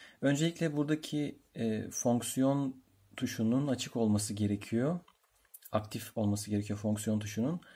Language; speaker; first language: Turkish; native; Turkish